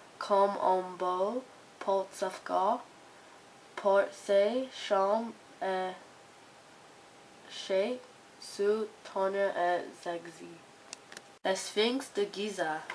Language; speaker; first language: French; non-native, learner; English